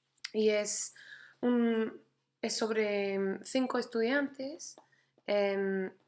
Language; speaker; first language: Spanish; non-native, fluent; English